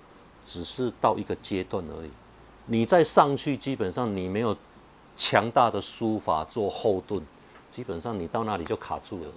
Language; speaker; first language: Chinese; non-native, local second language; Min Nan Chinese